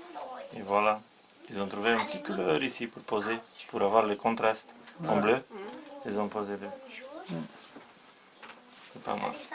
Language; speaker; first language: French; non-native, fluent; Romanian